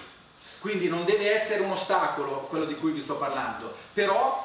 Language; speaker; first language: Italian; native; Italian